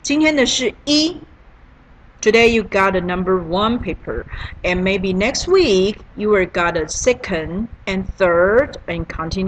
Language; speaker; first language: English; non-native, learner; Chinese